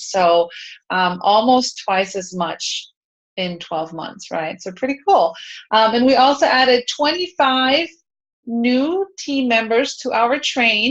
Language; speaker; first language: English; native; English